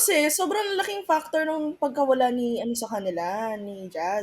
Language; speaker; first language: Filipino; native; Filipino